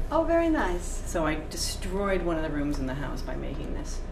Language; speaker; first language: English; native; English